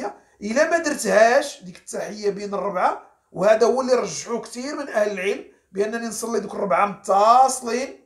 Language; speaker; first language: Arabic; native; Arabic